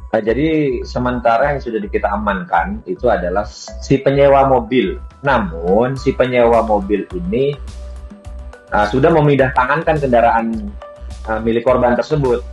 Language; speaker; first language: Indonesian; native; Indonesian